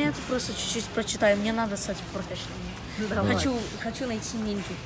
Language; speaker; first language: Russian; early bilingual, heritage; Russian